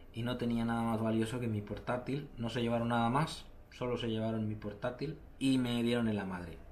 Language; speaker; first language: Spanish; native; Spanish